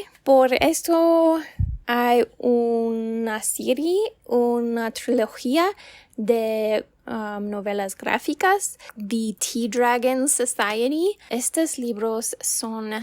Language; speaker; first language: Spanish; non-native, learner; English